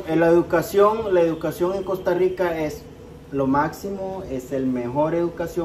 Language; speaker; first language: Spanish; non-native, local second language; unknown